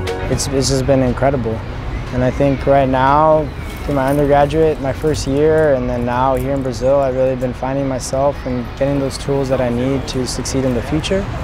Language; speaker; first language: English; early bilingual, other home language; Spanish